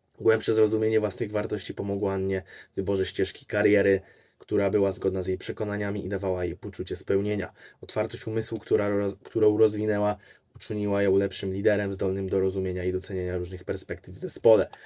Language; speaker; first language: Polish; native; Polish